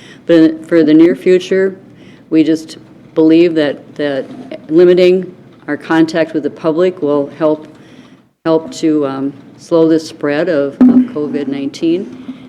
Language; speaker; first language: English; native; English